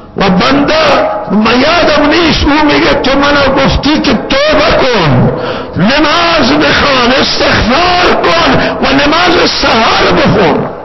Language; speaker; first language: Persian; non-native, local second language; Baluchi